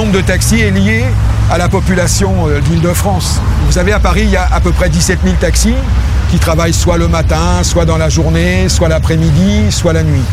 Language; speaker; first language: French; native; French